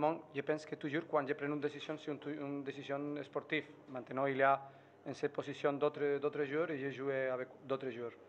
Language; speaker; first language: French; non-native, fluent; Spanish